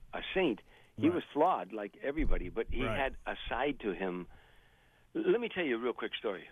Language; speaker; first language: English; native; English